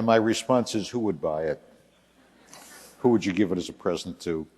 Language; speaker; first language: English; native; English